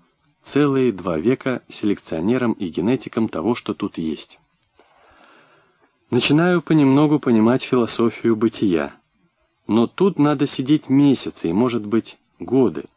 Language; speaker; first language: Russian; native; Russian